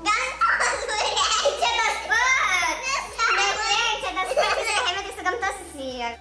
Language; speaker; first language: Lithuanian; native; Lithuanian